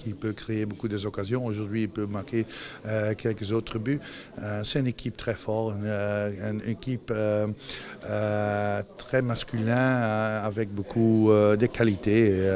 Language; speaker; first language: French; non-native, local second language; Dutch